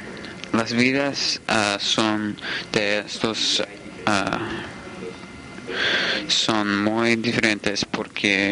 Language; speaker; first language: Spanish; non-native, learner; English